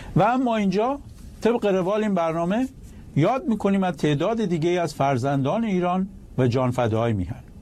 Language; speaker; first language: Persian; native; Persian